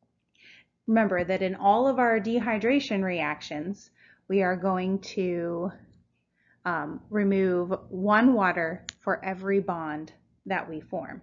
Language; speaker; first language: English; native; English